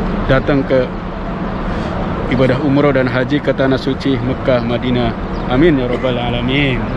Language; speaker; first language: Indonesian; non-native, local second language; Javanese